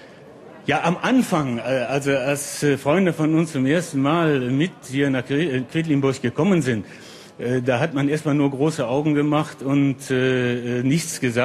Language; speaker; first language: German; native; German